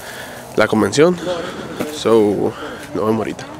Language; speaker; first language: Spanish; native; Spanish